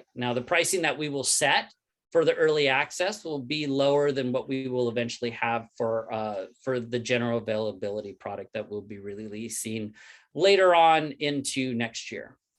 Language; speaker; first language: English; native; English